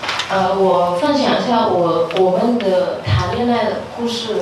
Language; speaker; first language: Chinese; non-native, fluent; Vietnamese